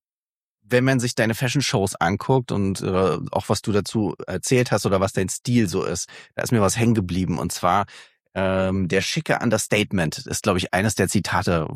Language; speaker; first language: German; native; German